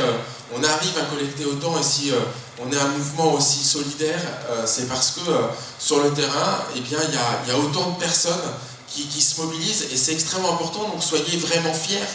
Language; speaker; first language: French; native; French